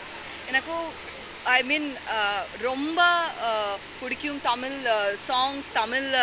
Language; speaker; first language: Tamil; non-native, learner; Malayalam